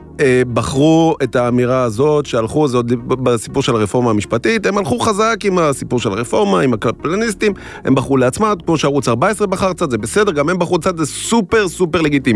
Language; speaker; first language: Hebrew; native; Hebrew